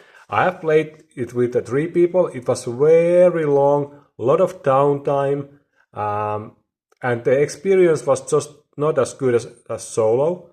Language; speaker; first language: English; non-native, fluent; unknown